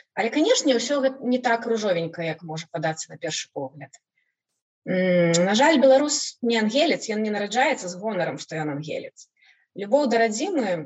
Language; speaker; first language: Belarusian; non-native, local second language; Russian